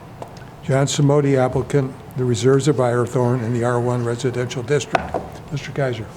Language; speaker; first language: English; native; English